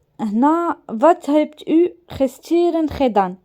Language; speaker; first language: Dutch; non-native, learner; Arabic